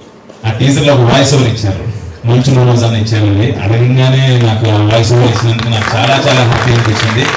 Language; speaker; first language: Telugu; native; Telugu